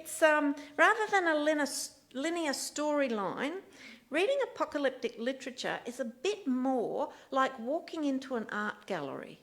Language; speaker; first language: English; native; English